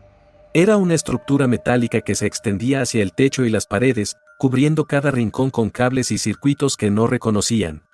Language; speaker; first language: Spanish; native; Spanish